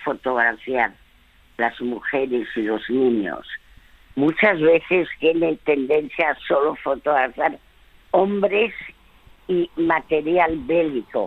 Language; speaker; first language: Spanish; early bilingual, other home language; French